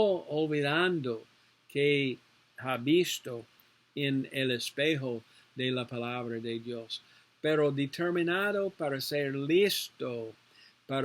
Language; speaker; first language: Spanish; non-native, learner; English